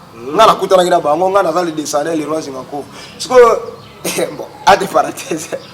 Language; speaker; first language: Lingala; non-native, local second language; Kongo